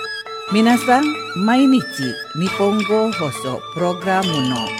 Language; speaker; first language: Japanese; non-native, fluent; Indonesian